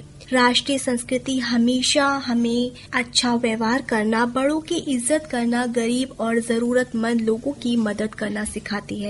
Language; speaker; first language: Hindi; native; Hindi